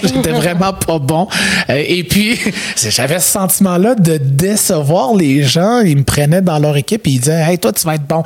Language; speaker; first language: French; native; French